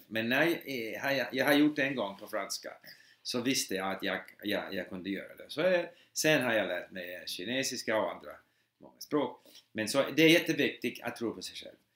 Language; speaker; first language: Swedish; non-native, fluent; English